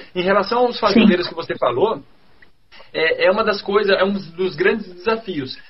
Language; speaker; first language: Portuguese; native; Portuguese